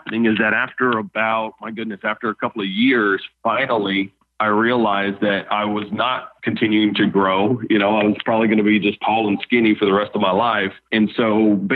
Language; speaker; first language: English; native; English